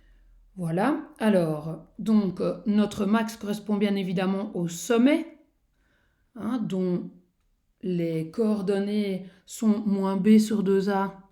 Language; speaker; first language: French; native; French